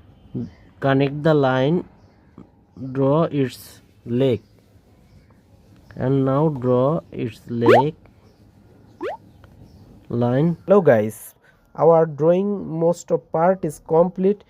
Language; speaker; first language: English; non-native, learner; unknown